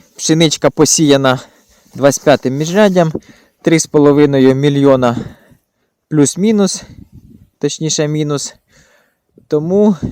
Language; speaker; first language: Ukrainian; native; Ukrainian